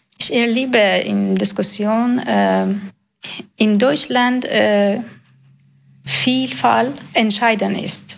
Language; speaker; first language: German; non-native, learner; Persian